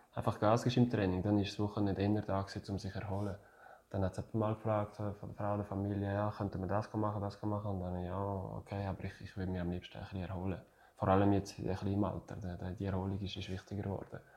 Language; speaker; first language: German; non-native, fluent; French